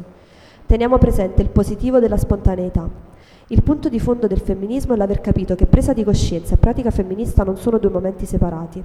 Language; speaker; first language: Italian; native; Italian